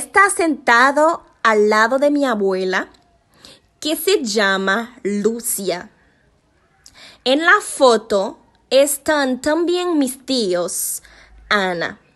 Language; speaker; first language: Spanish; non-native, learner; Haitian Creole